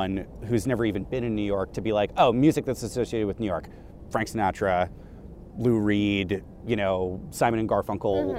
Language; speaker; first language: English; native; English